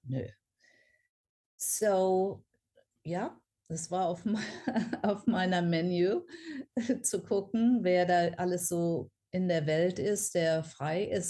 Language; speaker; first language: German; non-native, fluent; English